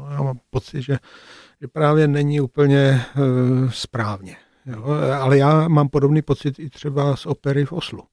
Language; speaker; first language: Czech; native; Czech